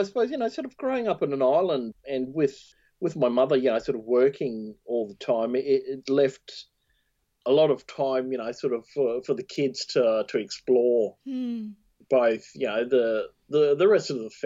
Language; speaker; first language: English; native; English